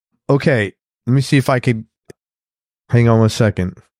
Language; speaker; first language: English; native; English